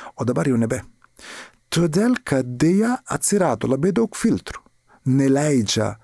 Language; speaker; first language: Lithuanian; non-native, fluent; Italian